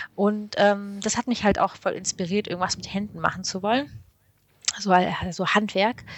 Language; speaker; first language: German; early bilingual, other home language; Arabic